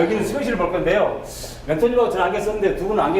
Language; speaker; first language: Korean; native; Korean